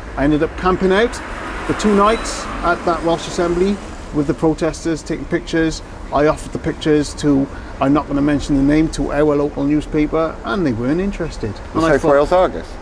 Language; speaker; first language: English; native; English